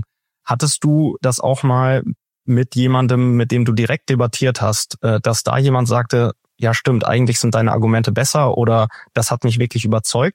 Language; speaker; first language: German; native; German